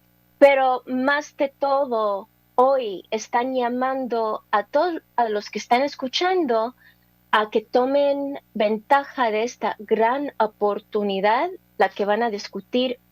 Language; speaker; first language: Spanish; early bilingual, heritage; English